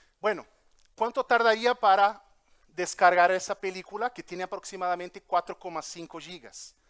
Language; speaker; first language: Spanish; early bilingual, heritage; Portuguese